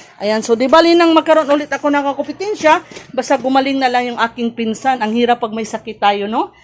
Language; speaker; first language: Filipino; non-native, local second language; Cebuano